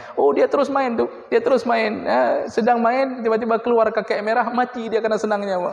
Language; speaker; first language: Malay; native; Malay